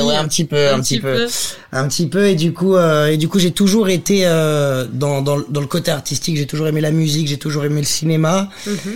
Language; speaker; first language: French; native; French